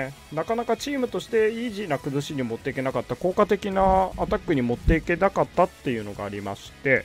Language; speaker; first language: Japanese; native; Japanese